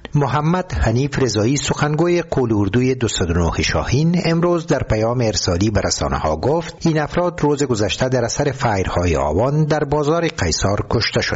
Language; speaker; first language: Persian; native; Persian